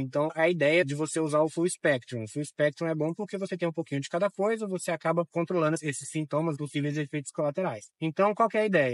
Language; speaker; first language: Portuguese; native; Portuguese